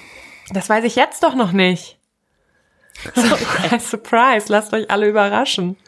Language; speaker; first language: German; native; German